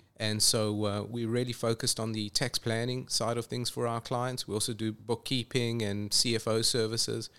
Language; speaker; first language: English; native; English